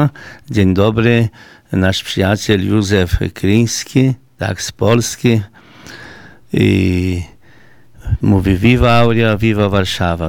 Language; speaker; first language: Polish; early bilingual, heritage; Polish